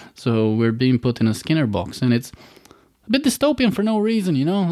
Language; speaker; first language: English; non-native, fluent; Bulgarian